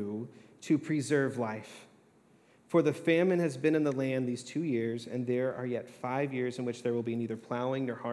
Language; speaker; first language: English; native; English